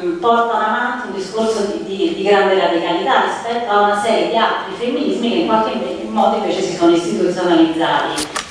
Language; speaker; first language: Italian; native; Italian